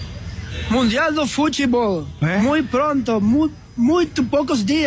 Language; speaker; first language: Portuguese; non-native, learner; Spanish